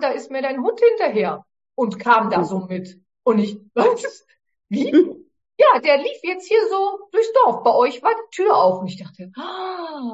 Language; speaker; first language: German; native; German